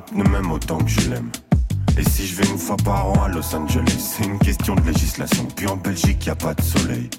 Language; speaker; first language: French; native; French